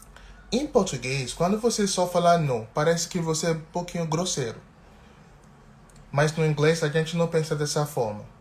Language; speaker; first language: Portuguese; non-native, fluent; English